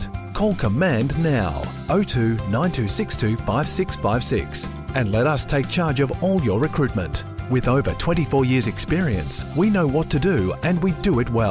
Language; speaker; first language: English; native; English